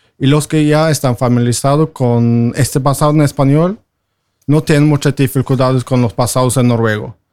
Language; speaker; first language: Spanish; non-native, fluent; Norwegian